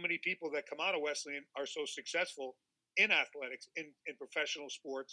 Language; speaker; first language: English; native; English